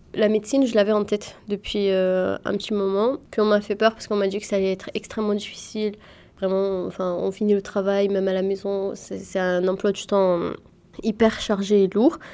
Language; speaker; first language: French; early bilingual, other home language; Arabic